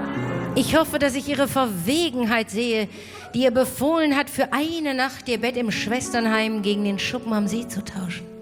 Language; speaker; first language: German; native; German